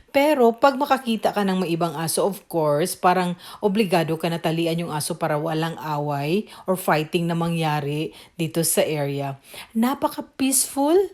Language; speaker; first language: Filipino; native; Filipino